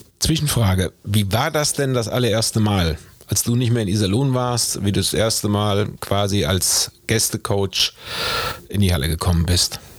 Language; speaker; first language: German; native; German